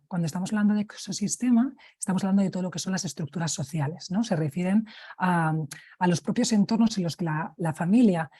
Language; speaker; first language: Spanish; native; Spanish